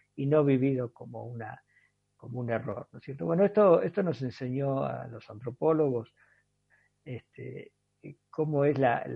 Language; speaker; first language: Spanish; native; Spanish